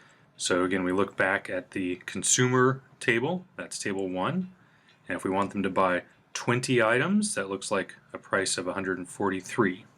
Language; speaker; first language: English; native; English